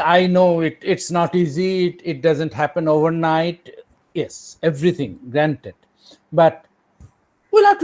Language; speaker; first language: English; non-native, local second language; Bangla